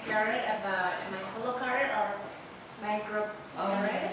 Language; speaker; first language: English; non-native, learner; Indonesian